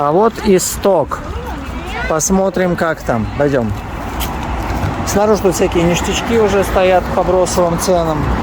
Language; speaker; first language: Russian; native; Russian